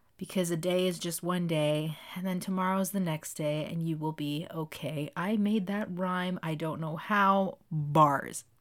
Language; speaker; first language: English; early bilingual, other home language; Spanish